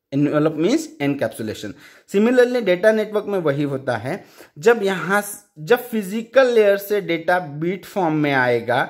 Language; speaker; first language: Hindi; non-native, local second language; Marathi